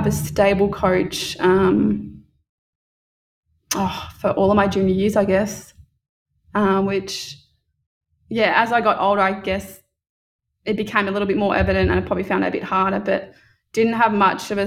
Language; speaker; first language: English; native; English